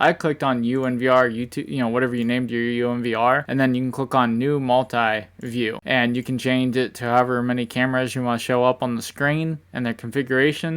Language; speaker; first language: English; native; English